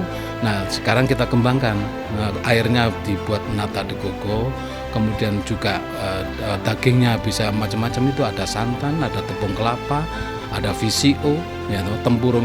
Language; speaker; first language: Indonesian; native; Indonesian